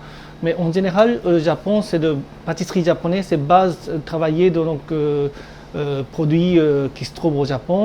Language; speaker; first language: French; non-native, learner; Japanese